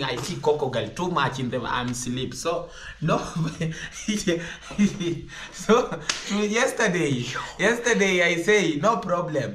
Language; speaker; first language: English; non-native, learner; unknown